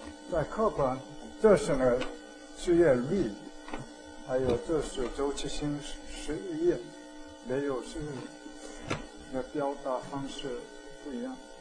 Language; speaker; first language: Chinese; non-native, fluent; Korean